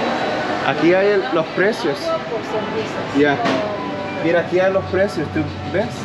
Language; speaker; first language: Spanish; early bilingual, heritage; Spanish